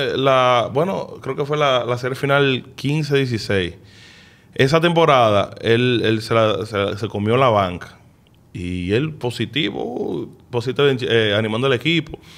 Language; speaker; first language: Spanish; early bilingual, heritage; Spanish